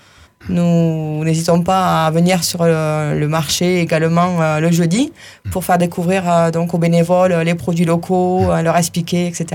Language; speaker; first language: French; native; French